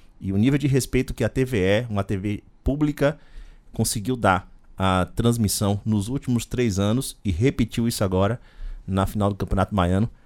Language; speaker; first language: Portuguese; native; Portuguese